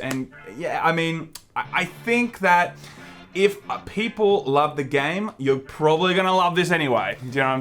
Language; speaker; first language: English; native; English